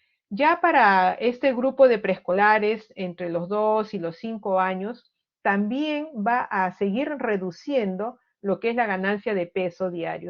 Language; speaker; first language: Spanish; native; Spanish